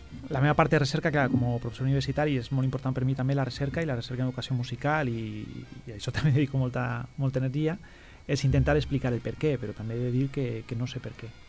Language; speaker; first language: Catalan; non-native, local second language; Spanish